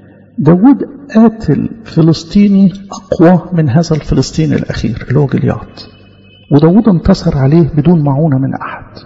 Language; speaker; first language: Arabic; native; Arabic